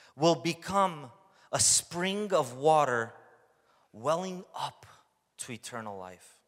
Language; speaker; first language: English; early bilingual, other home language; Romanian